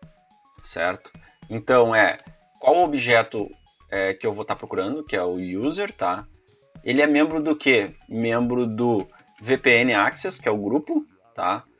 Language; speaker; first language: Portuguese; native; Portuguese